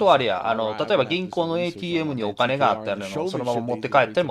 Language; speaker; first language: Japanese; native; Japanese